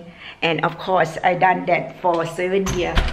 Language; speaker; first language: English; non-native, learner; Thai